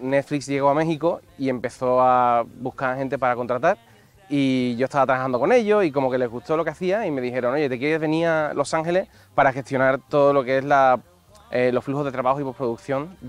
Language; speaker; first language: Spanish; native; Spanish